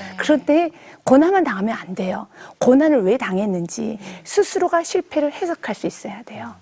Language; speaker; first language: Korean; native; Korean